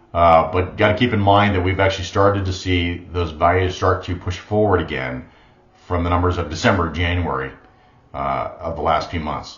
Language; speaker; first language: English; native; English